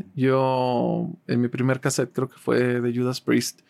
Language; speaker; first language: Spanish; native; Spanish